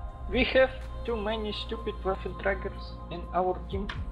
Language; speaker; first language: English; non-native, learner; Russian